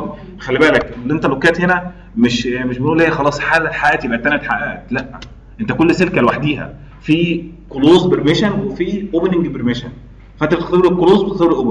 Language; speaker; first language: Arabic; native; Arabic